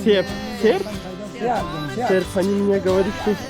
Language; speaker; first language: Russian; non-native, learner; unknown